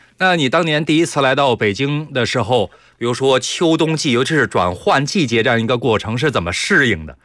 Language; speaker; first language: Chinese; native; Chinese